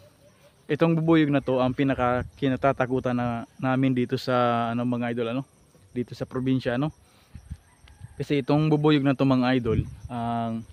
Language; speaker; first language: Filipino; native; Filipino